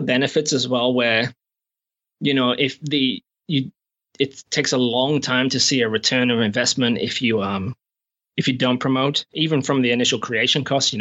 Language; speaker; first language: English; native; English